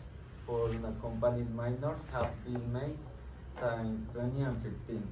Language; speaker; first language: English; non-native, learner; Spanish